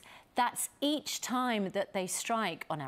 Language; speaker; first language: English; native; English